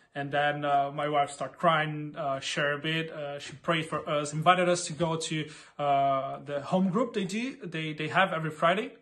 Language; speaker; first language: English; non-native, fluent; Portuguese